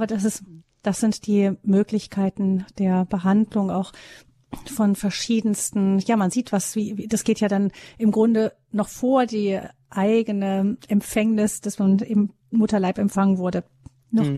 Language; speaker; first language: German; native; German